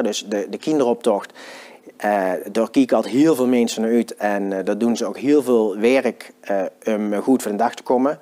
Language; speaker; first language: Dutch; native; Dutch